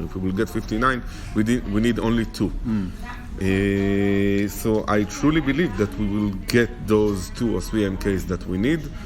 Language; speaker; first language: English; non-native, fluent; Hebrew